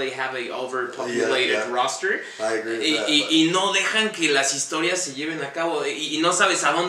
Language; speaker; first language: Spanish; native; Spanish